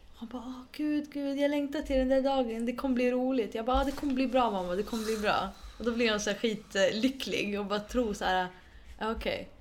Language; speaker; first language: Swedish; early bilingual, other home language; Arabic